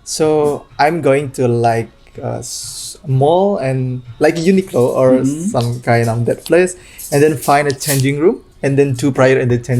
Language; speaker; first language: English; non-native, learner; Indonesian